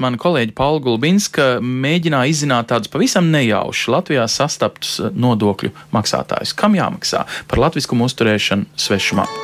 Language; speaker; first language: Latvian; native; Latvian